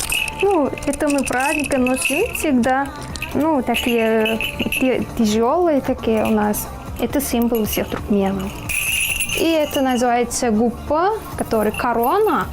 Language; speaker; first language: Russian; non-native, learner; Turkmen